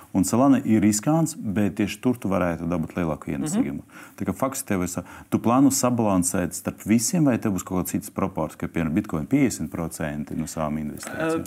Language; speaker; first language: Latvian; non-native, local second language; Russian